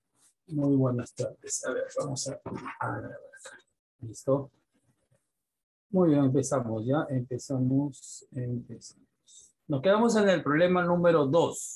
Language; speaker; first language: Spanish; native; Spanish